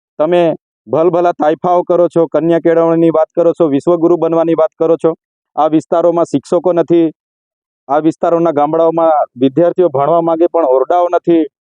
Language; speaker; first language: Gujarati; native; Gujarati